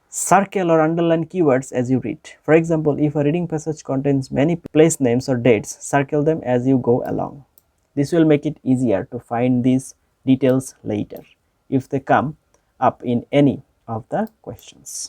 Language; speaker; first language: English; non-native, local second language; Bangla